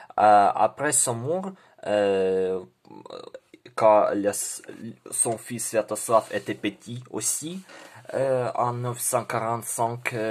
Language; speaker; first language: French; non-native, learner; Ukrainian